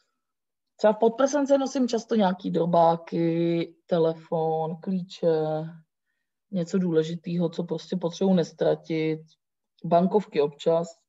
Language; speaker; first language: Czech; native; Czech